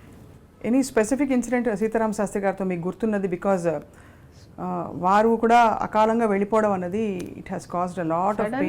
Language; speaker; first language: Telugu; native; Telugu